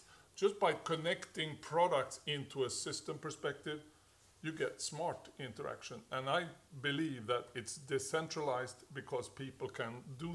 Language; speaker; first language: English; non-native, fluent; Swedish